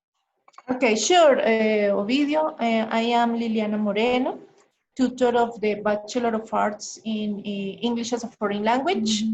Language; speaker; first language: English; non-native, fluent; Spanish